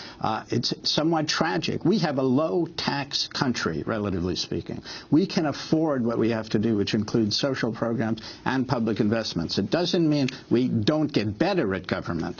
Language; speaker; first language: English; native; English